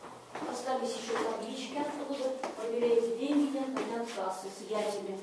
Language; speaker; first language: Russian; native; Russian